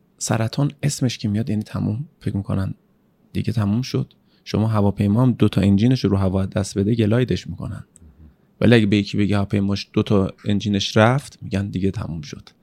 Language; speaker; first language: Persian; native; Persian